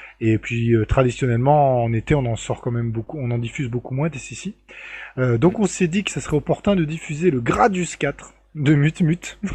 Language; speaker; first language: French; native; French